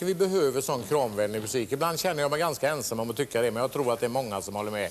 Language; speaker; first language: Swedish; native; Swedish